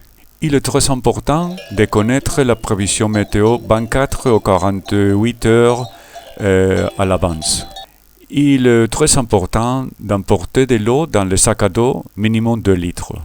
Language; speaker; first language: French; non-native, learner; Spanish